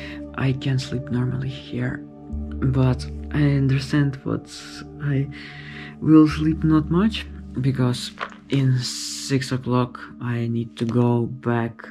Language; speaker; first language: English; non-native, learner; Russian